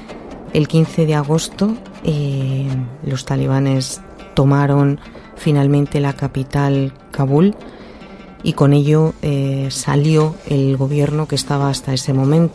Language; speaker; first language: Spanish; native; Spanish